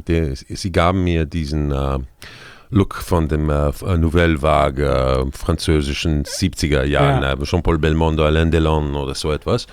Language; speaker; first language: German; non-native, fluent; Croatian